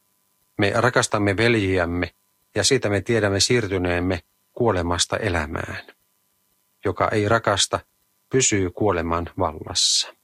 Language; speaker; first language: Finnish; native; Finnish